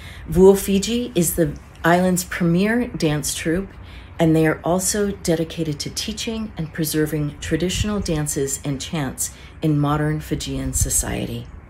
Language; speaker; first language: English; native; English